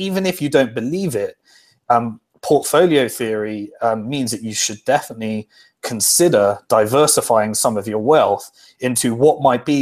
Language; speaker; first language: English; native; English